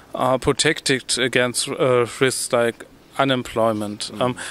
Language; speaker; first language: English; non-native, fluent; German